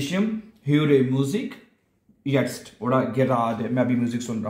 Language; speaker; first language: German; non-native, fluent; Urdu